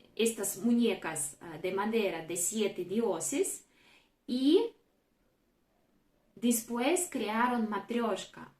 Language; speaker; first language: Spanish; non-native, fluent; Russian